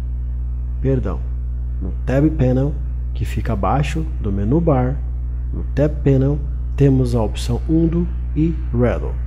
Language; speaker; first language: Portuguese; native; Portuguese